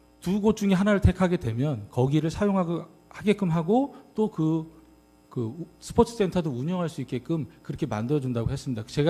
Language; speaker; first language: Korean; native; Korean